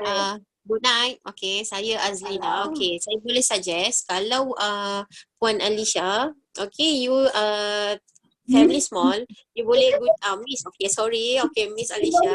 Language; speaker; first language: Malay; native; Malay